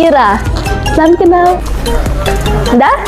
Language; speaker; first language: Indonesian; non-native, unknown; German